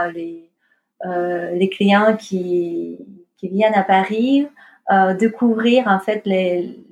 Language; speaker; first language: French; non-native, fluent; Russian